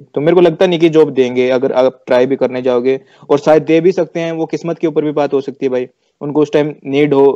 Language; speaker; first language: Hindi; native; Hindi